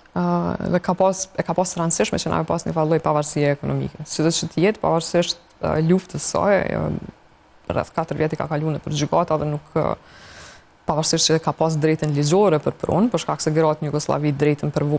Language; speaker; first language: Albanian; native; Albanian